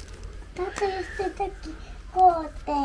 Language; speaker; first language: Polish; early bilingual, heritage; Polish